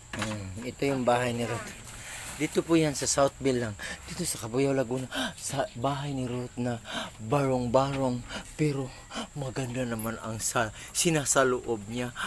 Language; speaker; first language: Filipino; non-native, local second language; Cebuano